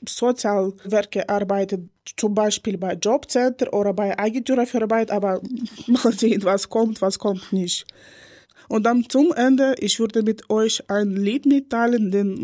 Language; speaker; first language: German; non-native, learner; Ukrainian